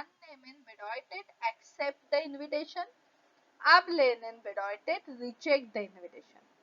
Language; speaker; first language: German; non-native, fluent; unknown